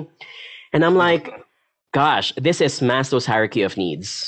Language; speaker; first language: English; non-native, local second language; Filipino